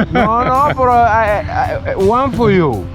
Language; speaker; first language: English; non-native, learner; Spanish